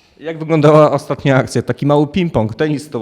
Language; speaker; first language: Polish; native; Polish